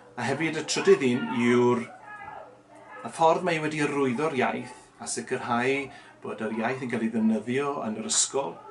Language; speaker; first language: Welsh; native; Welsh